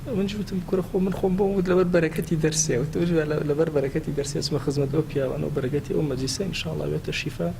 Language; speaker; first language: Central Kurdish; non-native, local second language; Gurani